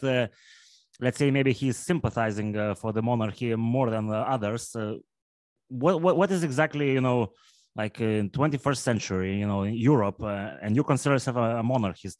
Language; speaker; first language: English; non-native, fluent; Lithuanian